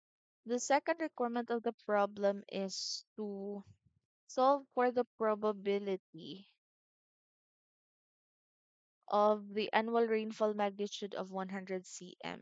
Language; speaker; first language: English; non-native, local second language; Cebuano